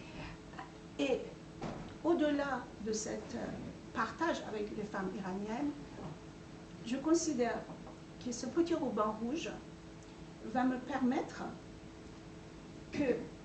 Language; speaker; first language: French; non-native, fluent; Persian